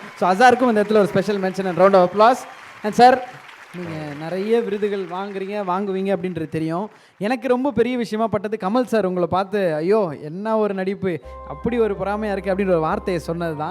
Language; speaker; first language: Tamil; native; Tamil